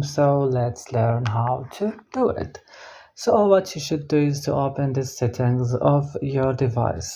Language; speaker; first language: English; non-native, fluent; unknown